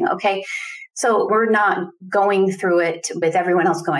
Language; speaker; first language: English; native; English